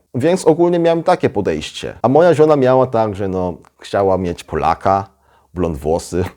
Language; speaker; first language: Polish; non-native, fluent; Korean